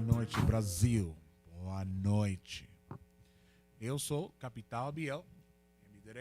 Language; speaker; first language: Portuguese; non-native, learner; Spanish